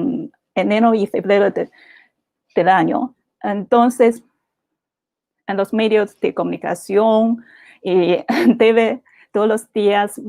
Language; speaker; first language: Spanish; non-native, fluent; Chinese